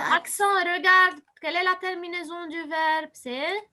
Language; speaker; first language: French; non-native, fluent; Arabic